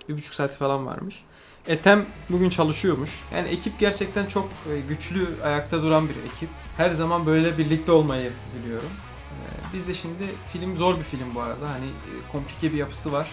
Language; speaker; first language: Turkish; native; Turkish